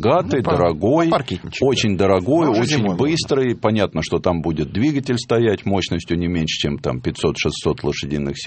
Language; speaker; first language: Russian; native; Russian